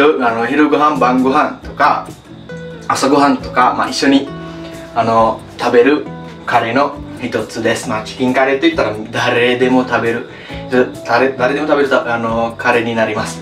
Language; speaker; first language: Japanese; non-native, fluent; Sinhala